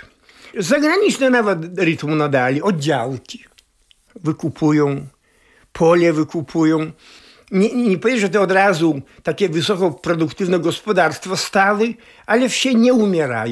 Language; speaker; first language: Polish; non-native, local second language; Belarusian